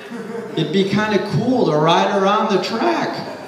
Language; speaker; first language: English; native; English